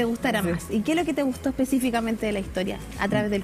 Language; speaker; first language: Spanish; native; Spanish